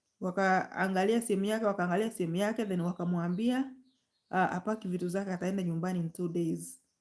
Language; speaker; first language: Swahili; non-native, local second language; Gusii